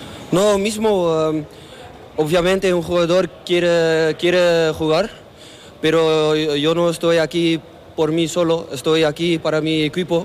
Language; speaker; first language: Spanish; non-native, learner; Papiamento